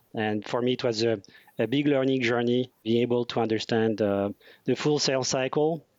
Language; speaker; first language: English; non-native, fluent; French